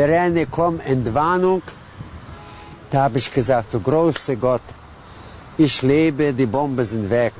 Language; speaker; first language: German; non-native, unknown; Russian